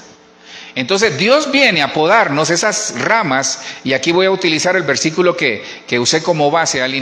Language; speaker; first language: Spanish; native; Spanish